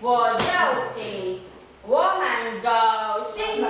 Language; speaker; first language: Chinese; non-native, learner; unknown